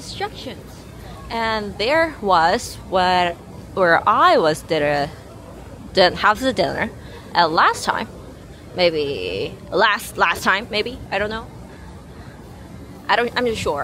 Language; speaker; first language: English; non-native, learner; Korean